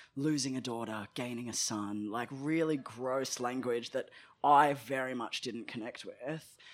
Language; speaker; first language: English; native; English